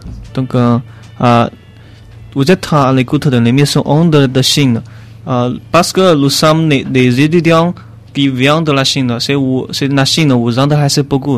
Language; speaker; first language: French; non-native, learner; Chinese